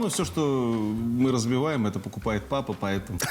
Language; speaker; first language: Russian; native; Russian